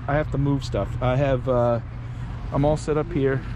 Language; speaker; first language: English; native; English